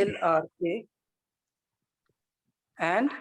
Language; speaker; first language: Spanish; non-native, learner; Hindi